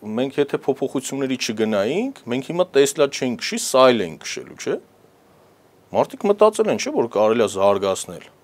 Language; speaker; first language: Armenian; native; Armenian